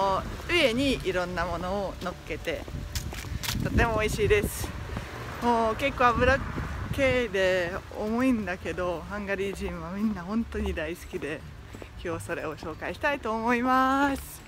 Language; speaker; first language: Japanese; non-native, fluent; Hungarian